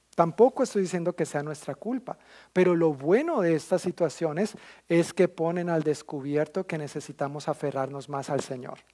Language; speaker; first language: Spanish; native; Spanish